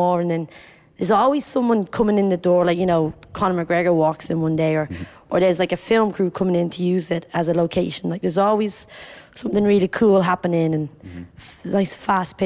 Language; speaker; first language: English; native; English